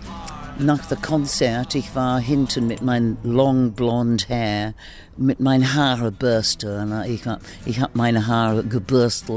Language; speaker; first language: German; non-native, learner; English